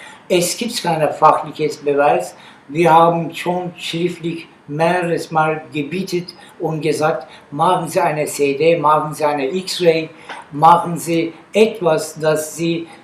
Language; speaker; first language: German; non-native, learner; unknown